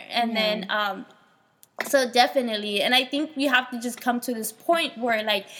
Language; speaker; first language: English; early bilingual, other home language; Spanish